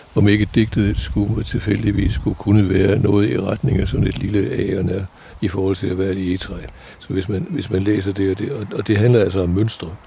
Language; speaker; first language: Danish; native; Danish